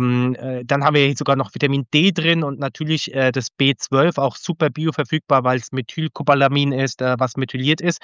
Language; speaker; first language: German; native; German